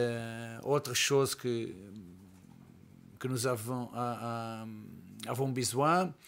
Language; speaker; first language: French; non-native, learner; Portuguese